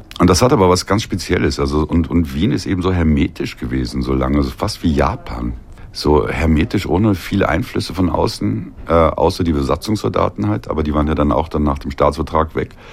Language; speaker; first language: German; native; German